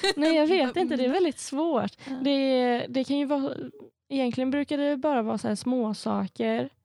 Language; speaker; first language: Swedish; native; Swedish